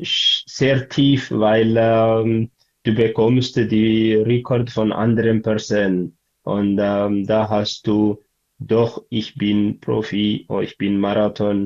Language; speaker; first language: German; non-native, learner; Tigrinya